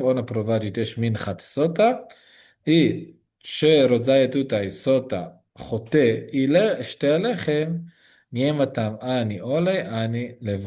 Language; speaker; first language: Polish; non-native, learner; Hebrew